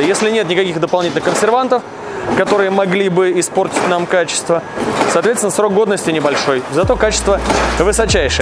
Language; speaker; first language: Russian; native; Russian